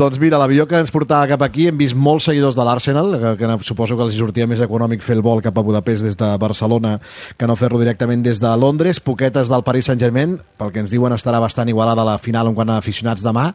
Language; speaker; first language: Catalan; native; Catalan